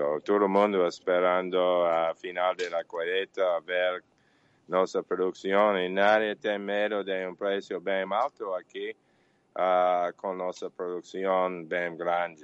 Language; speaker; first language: Portuguese; non-native, learner; English